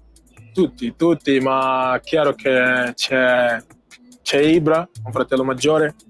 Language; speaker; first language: Italian; non-native, fluent; Portuguese